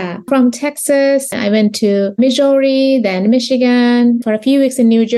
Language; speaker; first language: English; non-native, local second language; Bangla